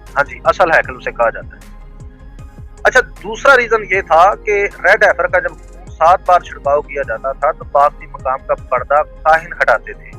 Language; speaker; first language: Urdu; non-native, local second language; Punjabi